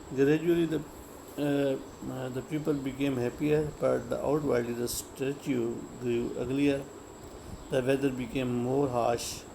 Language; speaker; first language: English; non-native, local second language; Urdu